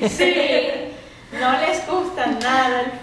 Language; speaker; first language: Spanish; native; Spanish